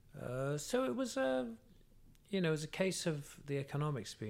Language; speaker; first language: English; native; English